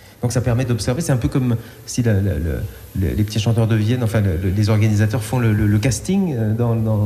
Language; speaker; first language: French; native; French